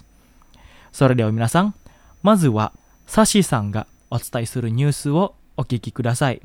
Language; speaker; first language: Japanese; non-native, fluent; Indonesian